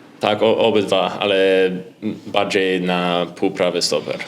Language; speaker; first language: Polish; early bilingual, heritage; Polish